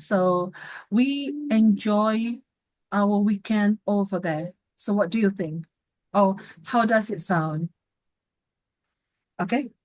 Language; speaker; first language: English; non-native, fluent; Indonesian